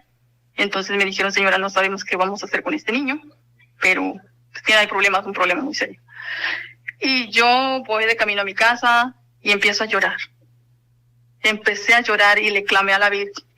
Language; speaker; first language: Spanish; native; Spanish